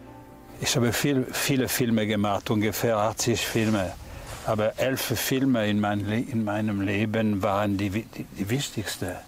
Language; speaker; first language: German; non-native, fluent; French